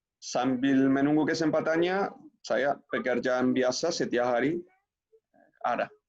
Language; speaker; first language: Indonesian; non-native, fluent; Spanish